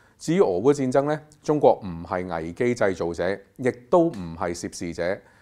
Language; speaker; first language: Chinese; non-native, local second language; Cantonese